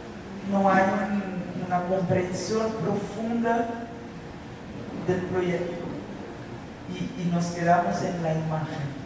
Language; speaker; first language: Spanish; non-native, fluent; Portuguese